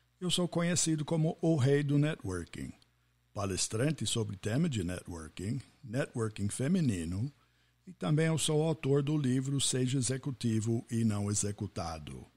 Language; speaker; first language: Portuguese; non-native, fluent; English